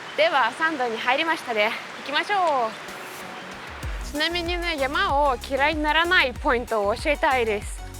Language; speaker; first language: Japanese; non-native, fluent; Russian